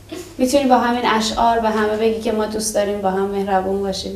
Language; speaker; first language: Persian; native; Persian